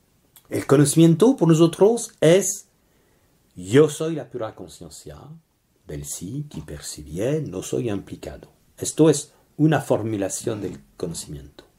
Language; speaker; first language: Spanish; non-native, learner; French